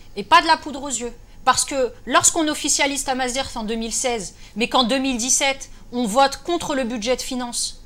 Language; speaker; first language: French; native; French